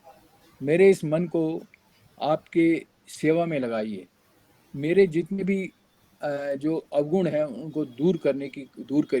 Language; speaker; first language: Hindi; native; Hindi